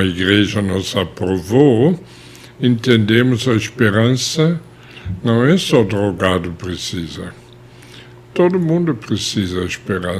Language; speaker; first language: Portuguese; non-native, fluent; German